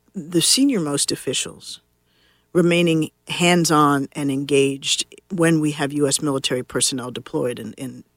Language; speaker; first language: English; native; English